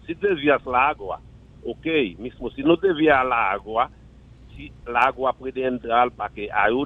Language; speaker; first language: Spanish; non-native, learner; Haitian Creole